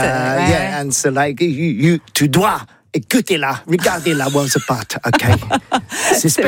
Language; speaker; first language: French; non-native, learner; English